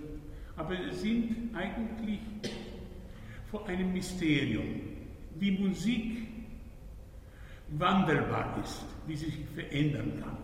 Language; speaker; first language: German; non-native, fluent; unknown